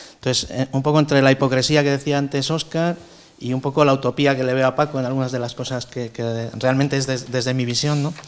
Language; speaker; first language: Spanish; native; Spanish